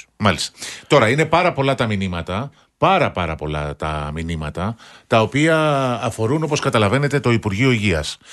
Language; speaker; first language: Greek; native; Greek